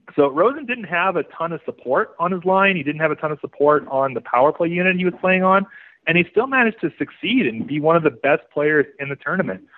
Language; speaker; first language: English; native; English